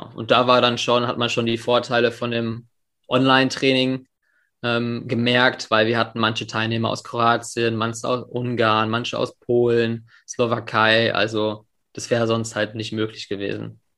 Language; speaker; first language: German; early bilingual, other home language; English